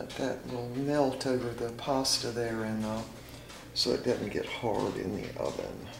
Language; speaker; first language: English; native; English